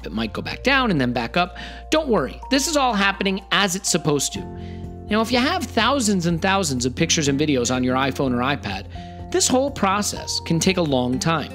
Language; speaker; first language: English; native; English